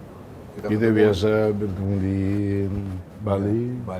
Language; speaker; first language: Indonesian; non-native, fluent; Tetum